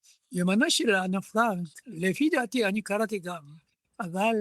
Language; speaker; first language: Hebrew; non-native, learner; Japanese